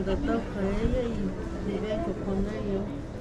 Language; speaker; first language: Spanish; native; Spanish